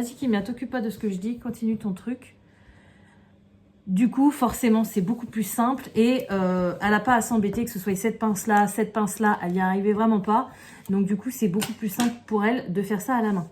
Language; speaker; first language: French; native; French